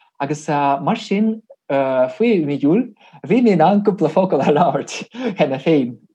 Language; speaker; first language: Irish; non-native, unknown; Russian